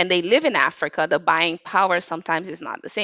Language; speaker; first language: English; non-native, fluent; Wolof